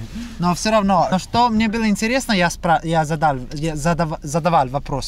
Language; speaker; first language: Russian; non-native, learner; Italian